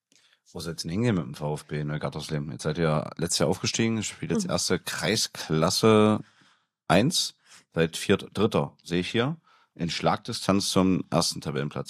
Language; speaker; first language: German; native; German